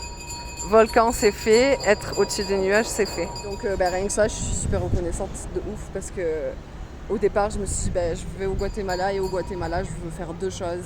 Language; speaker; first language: French; native; French